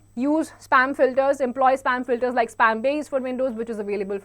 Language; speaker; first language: English; non-native, local second language; Hindi